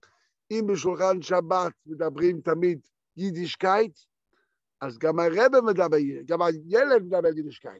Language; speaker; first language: Hebrew; non-native, fluent; Yiddish